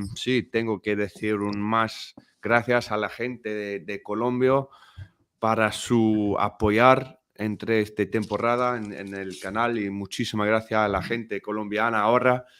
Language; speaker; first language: Spanish; non-native, learner; English